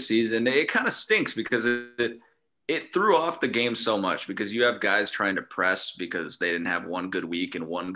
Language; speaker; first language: English; native; English